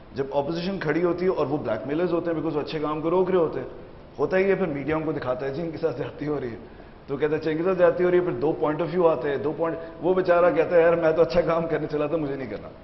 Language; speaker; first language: Urdu; native; Urdu